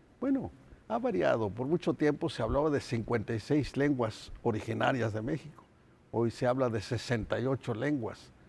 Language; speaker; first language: Spanish; non-native, local second language; Nahuatl languages